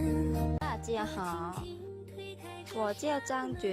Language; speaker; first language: Chinese; non-native, learner; Thai